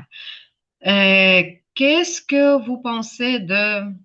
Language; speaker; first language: French; non-native, fluent; Ukrainian